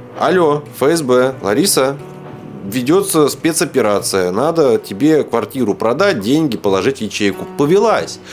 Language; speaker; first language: Russian; native; Russian